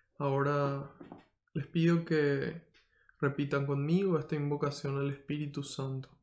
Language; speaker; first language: Spanish; native; Spanish